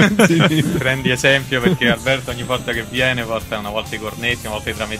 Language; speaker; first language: Italian; native; Italian